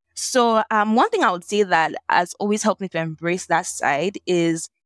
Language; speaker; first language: English; non-native, local second language; Yoruba